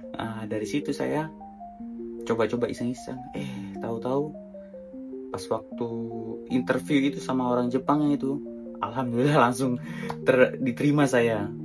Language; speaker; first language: Indonesian; non-native, local second language; Javanese